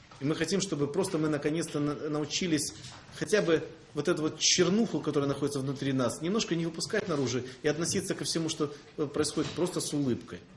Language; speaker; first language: Russian; native; Russian